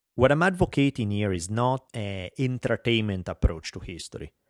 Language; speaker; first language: English; non-native, fluent; Italian